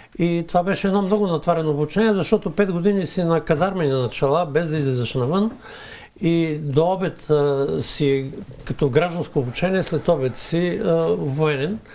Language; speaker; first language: Bulgarian; native; Bulgarian